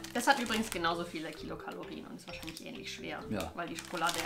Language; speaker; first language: German; native; German